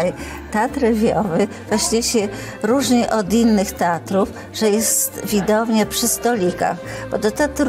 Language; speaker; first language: Polish; native; Polish